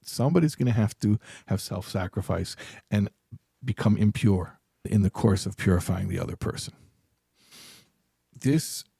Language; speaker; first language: English; native; English